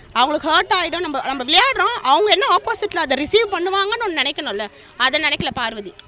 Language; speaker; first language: Tamil; native; Tamil